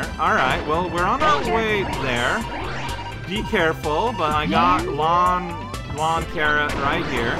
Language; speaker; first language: English; native; English